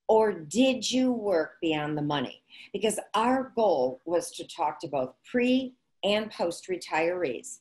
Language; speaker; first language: English; native; English